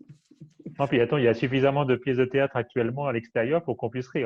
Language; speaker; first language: French; native; French